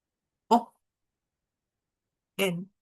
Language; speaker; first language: English; non-native, fluent; Spanish